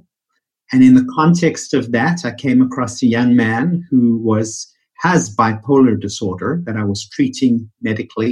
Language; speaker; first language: English; native; English